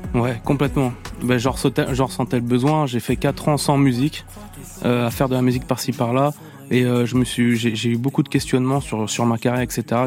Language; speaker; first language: French; native; French